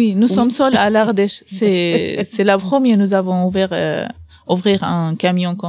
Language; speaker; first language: French; non-native, learner; Arabic